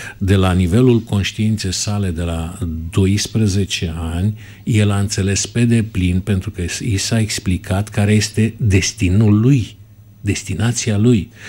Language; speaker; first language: Romanian; native; Romanian